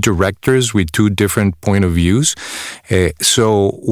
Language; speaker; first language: English; non-native, fluent; Spanish